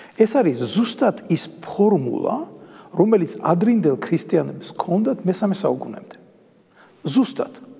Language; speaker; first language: Georgian; native; Georgian